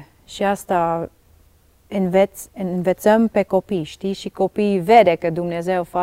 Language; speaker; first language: Romanian; non-native, learner; Dutch